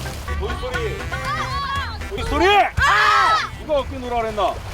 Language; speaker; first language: Korean; native; Korean